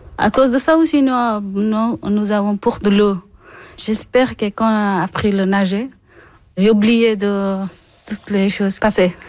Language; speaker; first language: French; non-native, learner; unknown